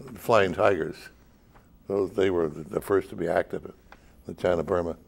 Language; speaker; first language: English; native; English